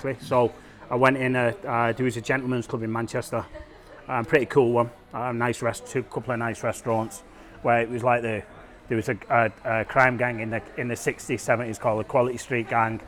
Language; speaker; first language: English; native; English